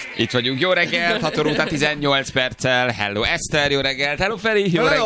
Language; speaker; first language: Hungarian; native; Hungarian